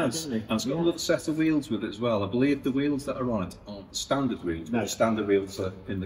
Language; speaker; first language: English; native; English